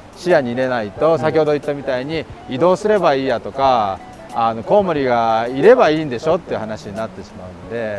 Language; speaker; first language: Japanese; native; Japanese